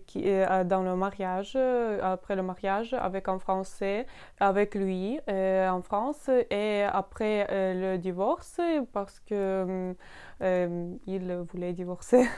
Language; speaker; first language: French; non-native, fluent; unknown